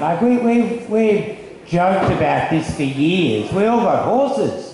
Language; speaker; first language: English; native; English